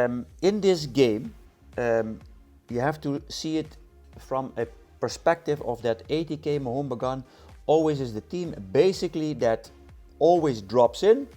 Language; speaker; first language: English; non-native, fluent; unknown